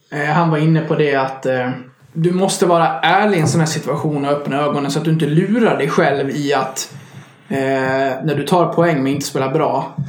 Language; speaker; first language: Swedish; native; Swedish